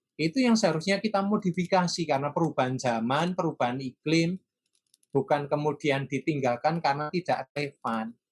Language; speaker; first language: Indonesian; non-native, local second language; Javanese